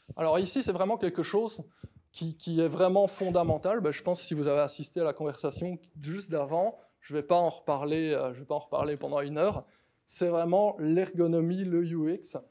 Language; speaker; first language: French; native; French